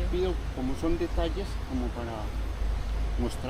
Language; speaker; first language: Spanish; native; Spanish